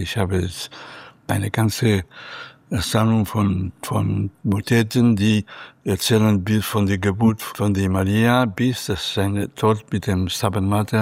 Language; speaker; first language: German; non-native, fluent; Catalan